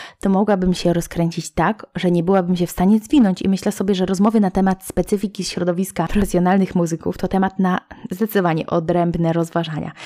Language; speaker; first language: Polish; native; Polish